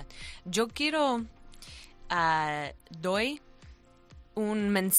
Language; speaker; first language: Spanish; non-native, learner; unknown